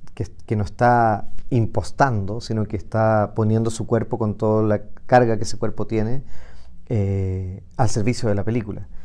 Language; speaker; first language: Spanish; native; Spanish